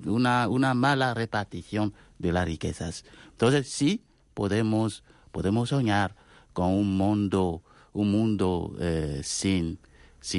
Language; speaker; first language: Spanish; non-native, fluent; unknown